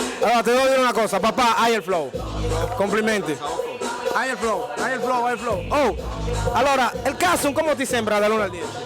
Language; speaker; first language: Italian; non-native, fluent; Spanish